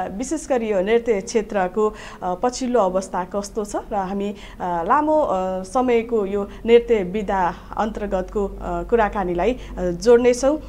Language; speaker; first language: Nepali; native; Nepali